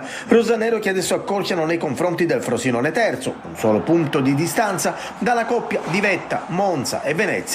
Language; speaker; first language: Italian; native; Italian